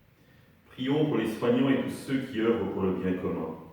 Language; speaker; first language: French; native; French